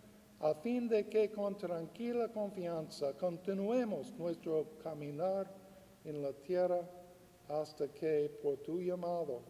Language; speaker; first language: Spanish; non-native, fluent; English